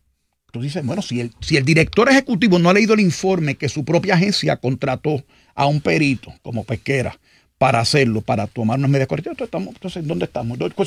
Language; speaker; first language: Spanish; native; Spanish